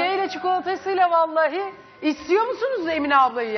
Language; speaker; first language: Turkish; native; Turkish